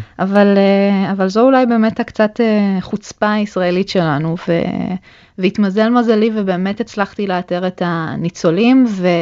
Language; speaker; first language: Hebrew; native; Hebrew